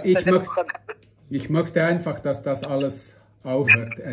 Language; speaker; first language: German; non-native, fluent; Russian